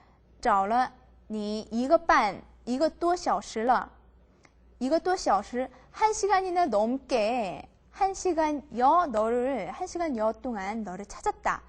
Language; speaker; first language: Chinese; non-native, fluent; Korean